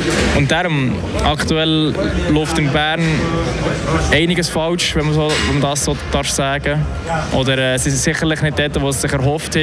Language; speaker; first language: German; native; German